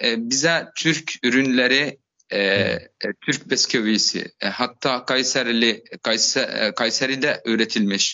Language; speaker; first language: Turkish; non-native, fluent; Arabic